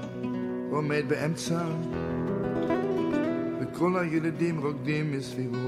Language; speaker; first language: Hebrew; non-native, fluent; Yiddish